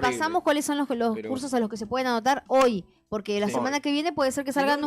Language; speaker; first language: Spanish; native; Spanish